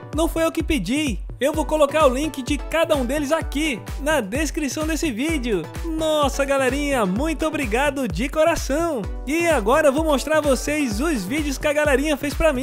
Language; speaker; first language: Portuguese; native; Portuguese